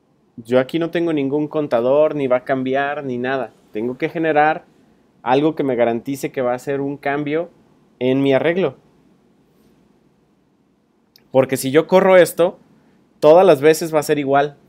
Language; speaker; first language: Spanish; native; Spanish